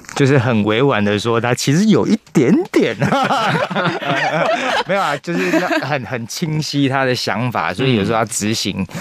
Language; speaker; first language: Chinese; non-native, local second language; Min Nan Chinese